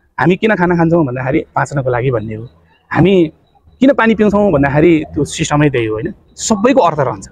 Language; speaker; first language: Nepali; non-native, local second language; Newari